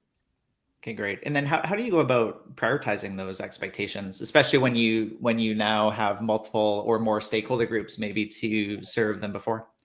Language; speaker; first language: English; native; English